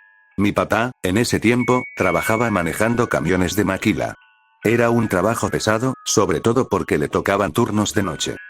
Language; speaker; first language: Spanish; native; Spanish